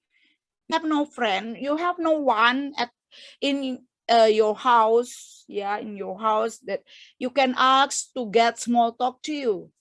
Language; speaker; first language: English; non-native, fluent; Indonesian